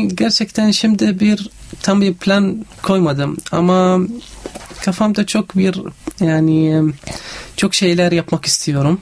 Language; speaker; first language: Turkish; non-native, learner; Arabic